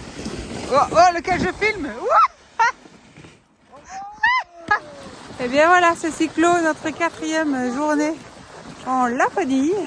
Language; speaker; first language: French; native; French